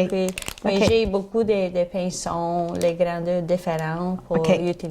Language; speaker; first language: French; non-native, learner; English